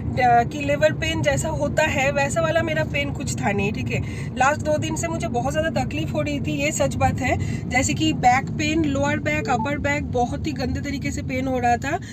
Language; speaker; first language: Hindi; non-native, local second language; Bangla